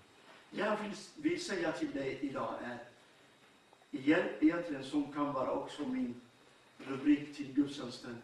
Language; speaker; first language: Swedish; non-native, fluent; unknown